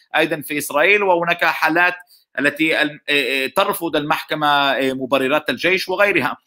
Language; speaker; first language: Arabic; non-native, fluent; Hebrew